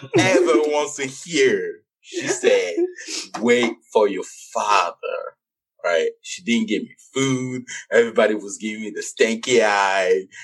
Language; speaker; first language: English; non-native, local second language; French